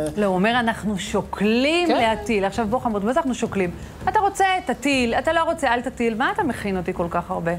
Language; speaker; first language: Hebrew; native; Hebrew